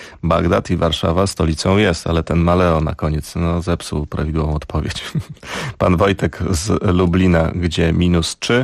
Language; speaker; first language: Polish; native; Polish